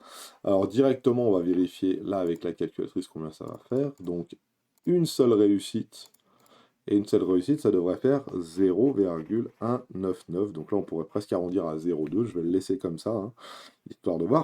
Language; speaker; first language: French; native; French